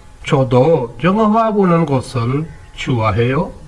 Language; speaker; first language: Korean; non-native, fluent; Urdu